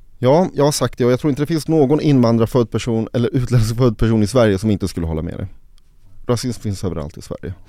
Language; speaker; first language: Swedish; early bilingual, other home language; Arabic